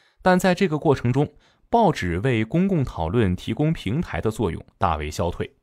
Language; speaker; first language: Chinese; native; Chinese